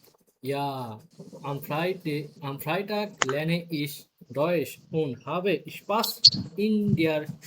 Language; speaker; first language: German; non-native, fluent; Bangla